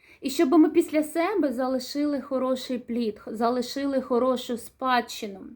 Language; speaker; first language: Ukrainian; non-native, local second language; Russian